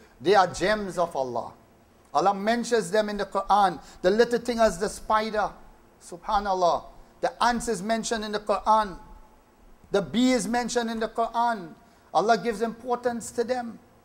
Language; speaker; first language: English; native; English